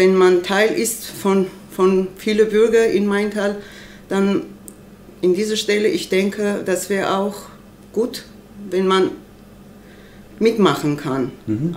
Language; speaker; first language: German; non-native, learner; Armenian